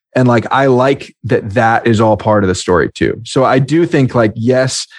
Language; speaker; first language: English; native; English